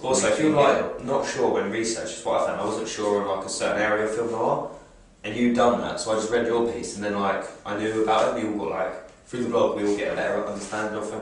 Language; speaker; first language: English; native; English